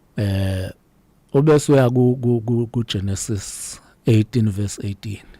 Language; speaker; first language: Zulu; native; Zulu